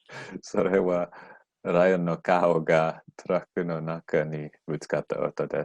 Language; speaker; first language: Japanese; non-native, learner; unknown